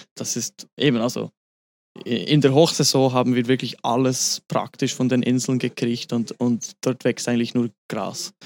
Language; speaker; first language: German; native; German